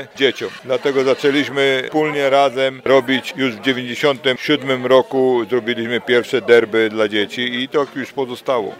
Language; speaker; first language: Polish; native; Polish